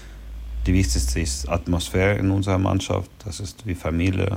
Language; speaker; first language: German; non-native, learner; Ukrainian